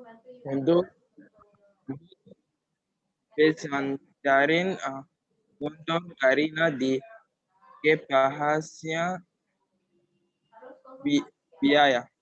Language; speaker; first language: Indonesian; non-native, learner; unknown